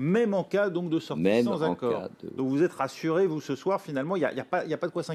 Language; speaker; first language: French; native; French